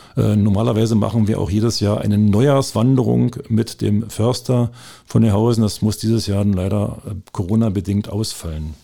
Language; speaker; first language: German; native; German